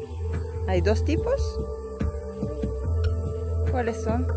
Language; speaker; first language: Spanish; non-native, fluent; French